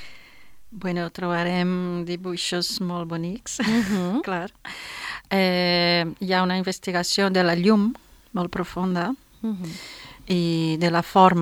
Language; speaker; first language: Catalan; non-native, learner; Portuguese